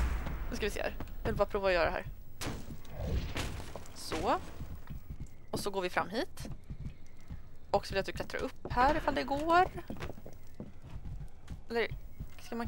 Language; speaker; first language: Swedish; native; Swedish